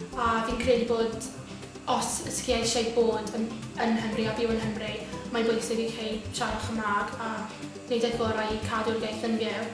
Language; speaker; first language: Welsh; non-native, local second language; English